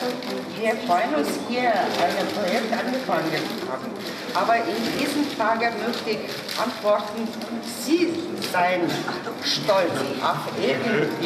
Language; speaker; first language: German; non-native, learner; Mongolian